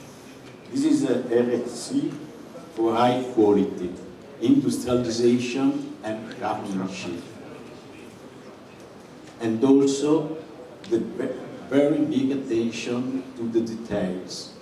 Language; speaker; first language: English; non-native, fluent; Italian